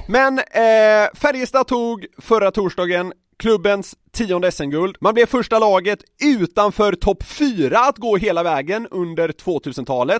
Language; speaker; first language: Swedish; native; Swedish